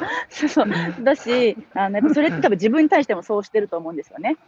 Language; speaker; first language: Japanese; native; Japanese